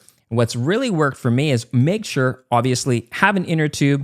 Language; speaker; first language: English; native; English